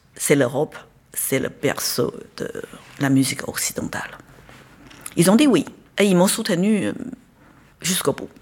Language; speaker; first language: French; non-native, fluent; Chinese